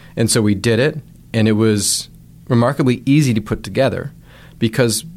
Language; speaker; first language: English; native; English